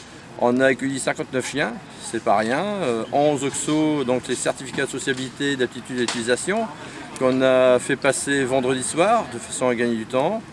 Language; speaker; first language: French; native; French